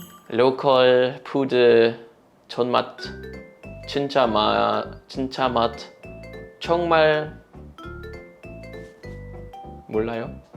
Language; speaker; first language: Korean; non-native, fluent; Dutch